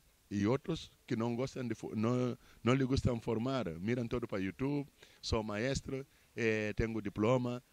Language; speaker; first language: Spanish; non-native, fluent; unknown